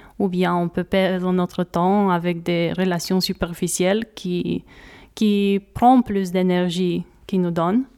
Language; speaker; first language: French; non-native, fluent; Romanian